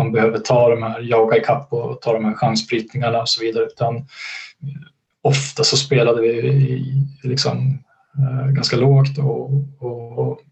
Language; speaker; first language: Swedish; native; Swedish